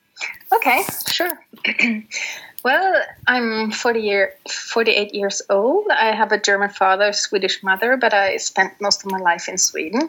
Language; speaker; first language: English; non-native, fluent; Norwegian